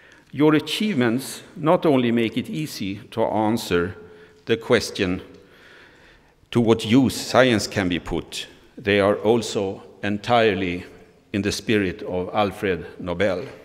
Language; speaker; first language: English; non-native, fluent; Swedish